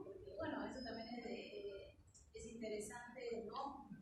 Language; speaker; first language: Spanish; native; Spanish